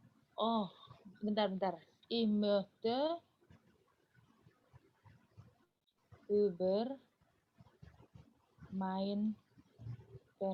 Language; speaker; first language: German; non-native, learner; Indonesian